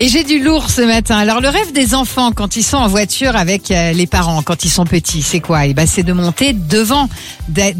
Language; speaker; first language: French; native; French